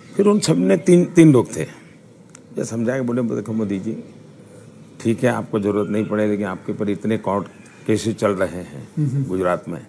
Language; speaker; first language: Hindi; non-native, local second language; Gujarati